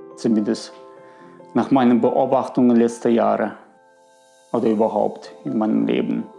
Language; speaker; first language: German; non-native, fluent; Russian